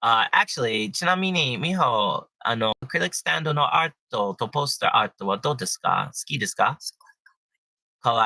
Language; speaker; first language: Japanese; non-native, learner; English